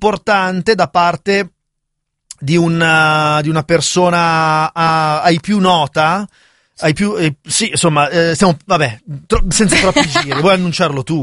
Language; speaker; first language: Italian; native; Italian